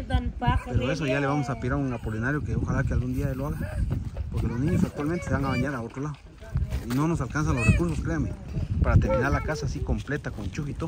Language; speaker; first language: Spanish; native; Spanish